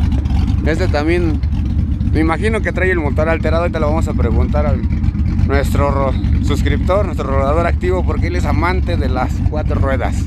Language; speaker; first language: Spanish; native; Spanish